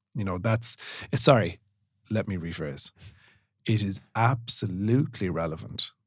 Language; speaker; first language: English; native; English